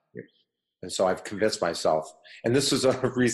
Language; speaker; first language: English; native; English